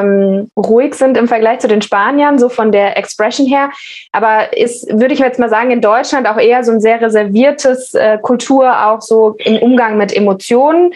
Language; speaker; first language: German; native; German